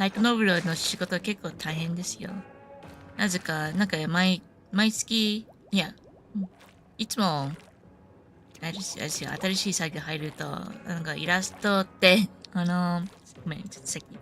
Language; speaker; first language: Japanese; non-native, fluent; English